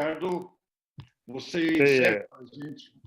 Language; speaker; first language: Portuguese; non-native, fluent; English